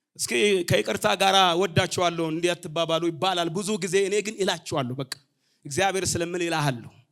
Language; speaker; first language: Amharic; non-native, local second language; Oromo